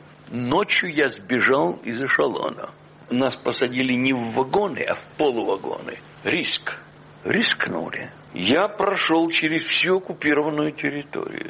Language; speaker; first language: Russian; native; Russian